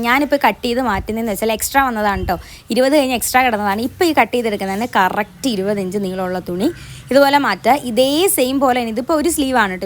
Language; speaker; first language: Malayalam; native; Malayalam